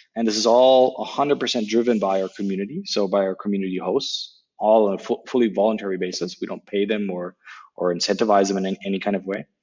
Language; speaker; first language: English; non-native, fluent; German